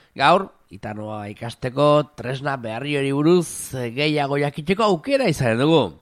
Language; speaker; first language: Basque; native; Basque